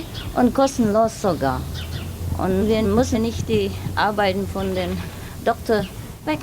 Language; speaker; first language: German; non-native, fluent; Vietnamese